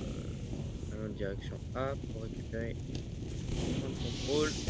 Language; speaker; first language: French; native; French